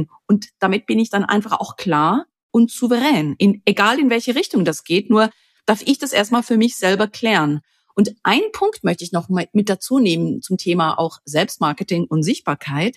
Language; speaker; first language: German; native; German